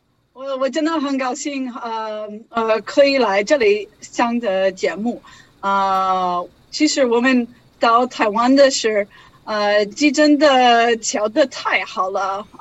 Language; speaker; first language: Chinese; non-native, learner; English